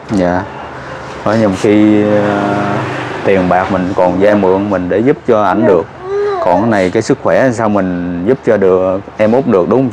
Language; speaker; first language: Vietnamese; native; Vietnamese